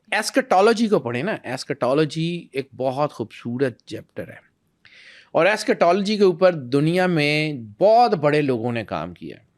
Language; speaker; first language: Urdu; non-native, local second language; Punjabi